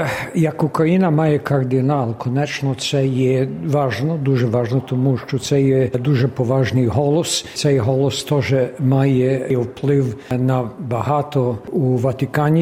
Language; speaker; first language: Ukrainian; early bilingual, heritage; Ukrainian